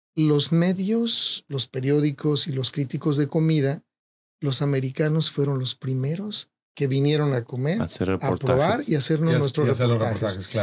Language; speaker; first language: Spanish; native; Spanish